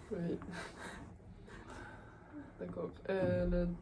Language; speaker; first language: French; non-native, learner; Swedish